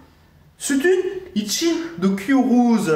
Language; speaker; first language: Turkish; non-native, learner; French